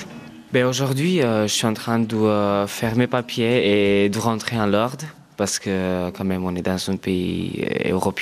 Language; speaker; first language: French; non-native, fluent; Romanian